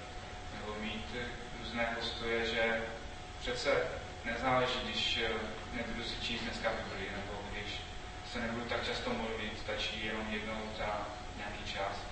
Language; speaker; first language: Czech; non-native, fluent; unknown